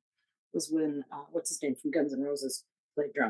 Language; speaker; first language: English; native; English